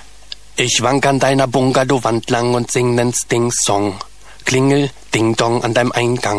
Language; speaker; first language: German; native; German